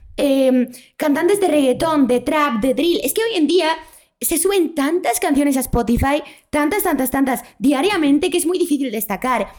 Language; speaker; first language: Spanish; early bilingual, other home language; Polish